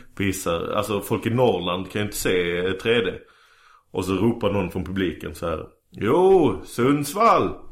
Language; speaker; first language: Swedish; early bilingual, other home language; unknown